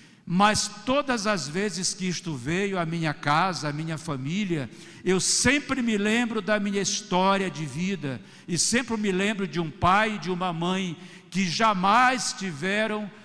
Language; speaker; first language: Portuguese; native; Portuguese